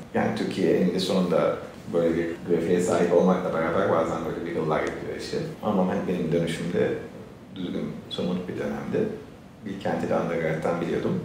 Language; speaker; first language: Turkish; native; Turkish